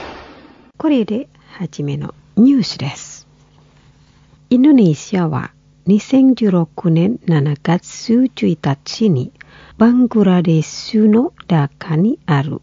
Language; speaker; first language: Japanese; non-native, fluent; Indonesian